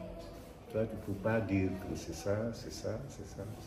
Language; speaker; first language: French; non-native, local second language; Wolof